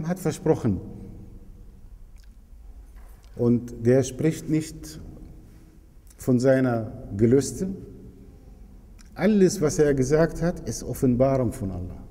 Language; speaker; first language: German; non-native, fluent; Arabic